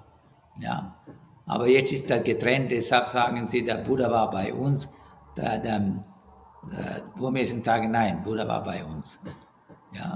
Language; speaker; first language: German; non-native, learner; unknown